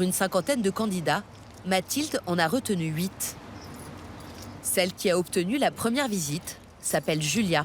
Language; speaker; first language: French; native; French